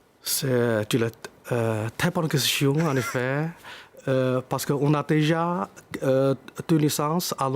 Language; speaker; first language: French; non-native, fluent; Chinese